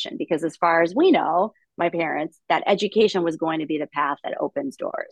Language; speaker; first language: English; early bilingual, other home language; Russian